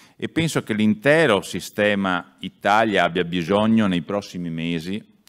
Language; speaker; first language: Italian; native; Italian